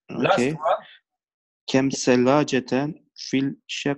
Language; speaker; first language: Arabic; non-native, learner; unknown